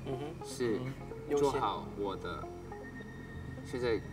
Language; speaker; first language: Chinese; non-native, learner; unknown